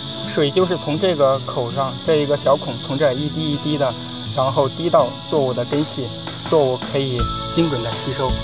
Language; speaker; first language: Chinese; native; Chinese